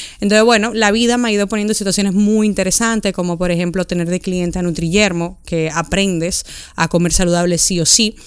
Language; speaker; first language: Spanish; native; Spanish